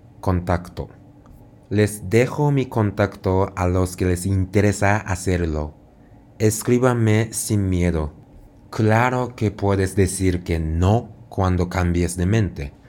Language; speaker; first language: Spanish; non-native, fluent; Japanese